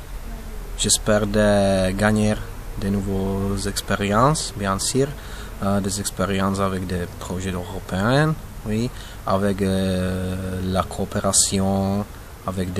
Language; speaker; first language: French; non-native, fluent; Czech